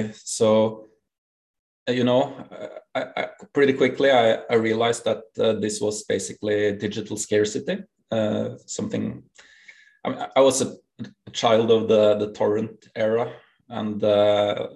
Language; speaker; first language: English; non-native, fluent; Norwegian